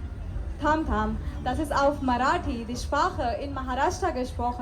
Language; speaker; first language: German; non-native, fluent; Marathi